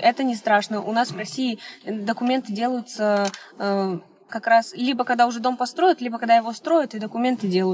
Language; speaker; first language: Russian; native; Russian